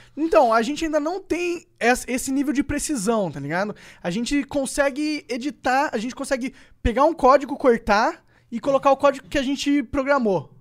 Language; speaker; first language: Portuguese; native; Portuguese